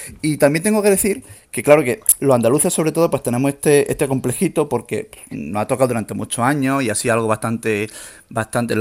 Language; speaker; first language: Spanish; native; Spanish